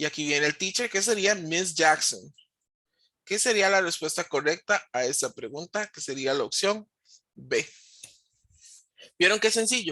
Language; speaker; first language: Spanish; native; Spanish